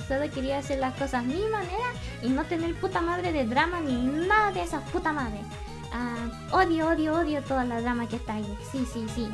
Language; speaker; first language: Spanish; early bilingual, heritage; English